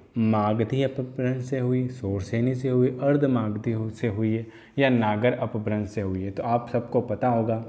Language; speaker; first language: Hindi; native; Hindi